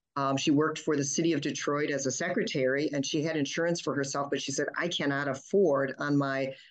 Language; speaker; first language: English; early bilingual, other home language; German